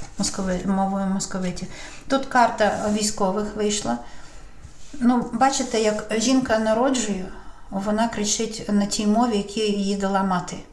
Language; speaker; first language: Ukrainian; non-native, local second language; Russian